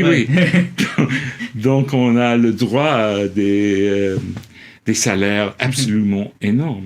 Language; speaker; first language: French; non-native, fluent; English